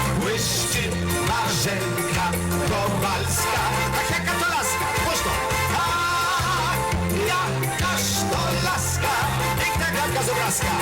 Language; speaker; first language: Polish; native; Polish